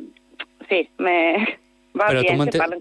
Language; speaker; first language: Catalan; non-native, learner; Italian